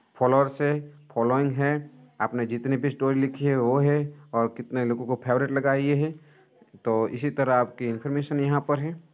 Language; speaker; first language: Hindi; non-native, local second language; Gujarati